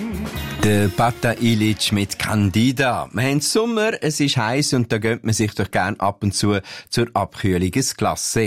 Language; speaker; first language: German; native; German